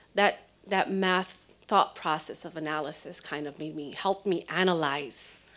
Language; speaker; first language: English; early bilingual, other home language; Spanish